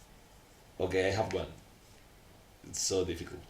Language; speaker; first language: English; non-native, learner; Spanish